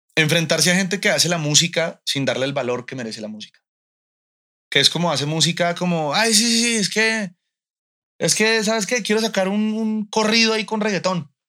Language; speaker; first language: Spanish; native; Spanish